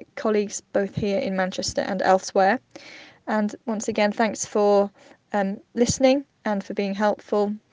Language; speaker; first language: English; native; English